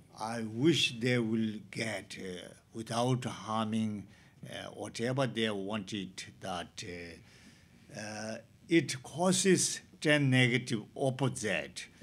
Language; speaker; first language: English; non-native, learner; Tibetan